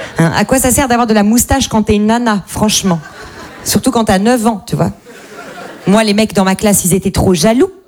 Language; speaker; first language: French; native; French